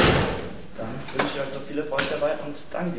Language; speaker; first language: German; native; German